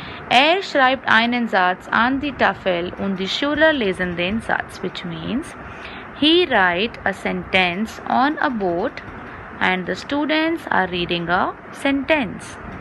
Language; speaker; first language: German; non-native, fluent; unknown